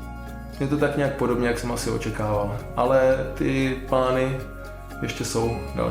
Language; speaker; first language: Czech; native; Czech